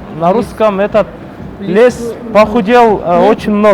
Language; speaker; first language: Russian; non-native, local second language; Kyrgyz